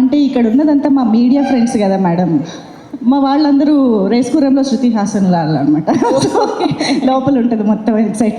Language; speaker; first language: Telugu; native; Telugu